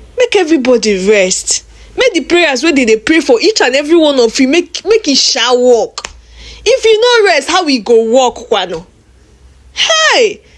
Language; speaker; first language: Nigerian Pidgin; native; Nigerian Pidgin